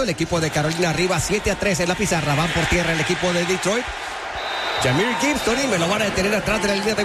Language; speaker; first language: Spanish; native; Spanish